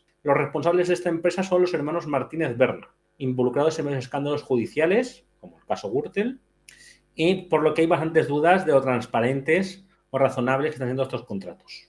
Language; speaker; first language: Spanish; native; Spanish